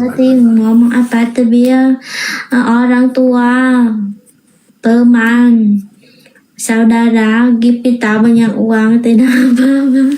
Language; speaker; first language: Indonesian; non-native, learner; Vietnamese